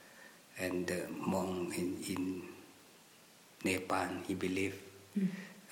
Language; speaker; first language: English; non-native, learner; Thai